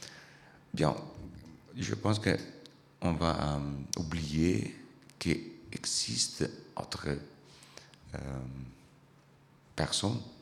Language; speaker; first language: French; non-native, learner; Italian